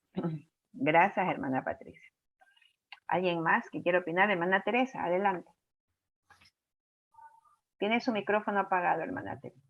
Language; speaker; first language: Spanish; native; Spanish